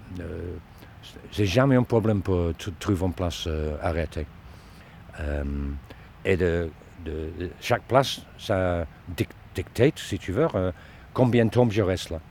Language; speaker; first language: French; non-native, learner; Dutch